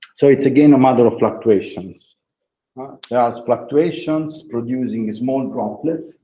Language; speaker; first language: English; non-native, fluent; Italian